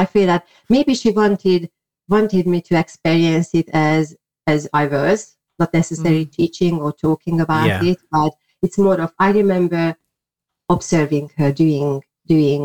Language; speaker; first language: English; non-native, fluent; Hungarian